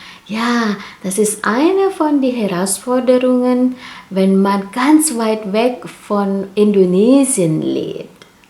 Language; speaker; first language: German; non-native, fluent; Indonesian